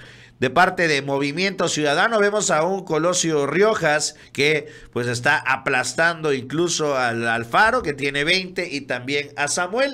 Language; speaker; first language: Spanish; native; Spanish